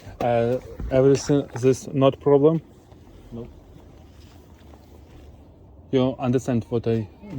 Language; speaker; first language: English; non-native, learner; Ukrainian